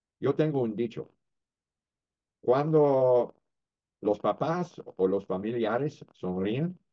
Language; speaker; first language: Spanish; non-native, fluent; English